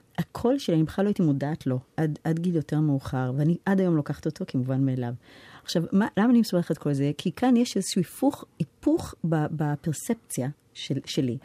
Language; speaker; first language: Hebrew; early bilingual, heritage; Hebrew